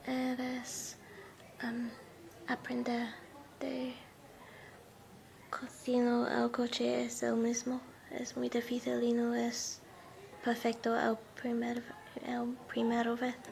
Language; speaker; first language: Spanish; non-native, learner; English